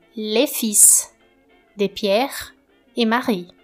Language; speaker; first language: French; non-native, fluent; Portuguese